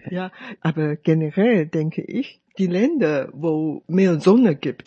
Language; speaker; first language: German; non-native, fluent; Chinese